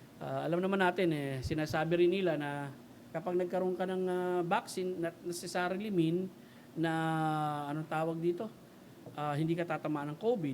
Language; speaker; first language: Filipino; native; Filipino